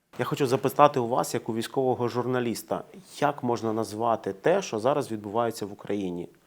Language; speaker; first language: Ukrainian; native; Ukrainian